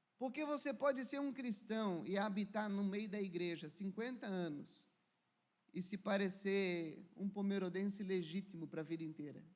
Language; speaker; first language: Portuguese; native; Portuguese